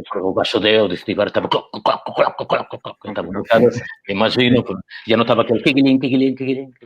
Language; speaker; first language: Portuguese; early bilingual, heritage; Portuguese